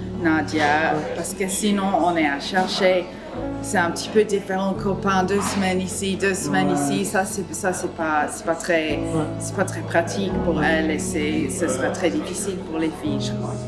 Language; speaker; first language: French; non-native, fluent; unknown